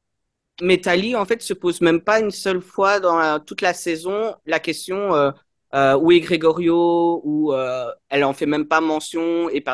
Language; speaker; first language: French; native; French